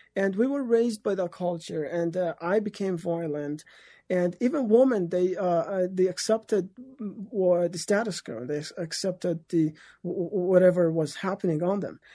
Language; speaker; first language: English; non-native, fluent; Persian